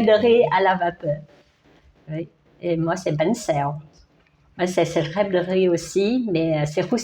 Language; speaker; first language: French; non-native, learner; Vietnamese